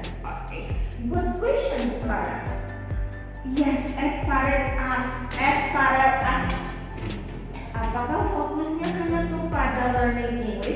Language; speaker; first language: English; non-native, fluent; Indonesian